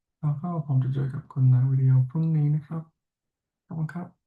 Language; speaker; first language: Thai; non-native, fluent; English